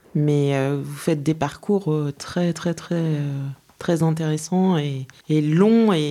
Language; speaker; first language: French; native; French